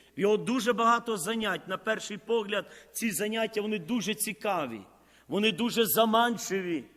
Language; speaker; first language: Ukrainian; native; Ukrainian